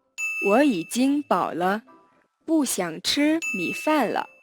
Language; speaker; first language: Chinese; non-native, learner; Mongolian